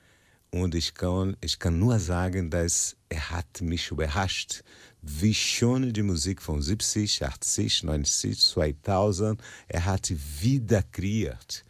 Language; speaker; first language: German; non-native, learner; Portuguese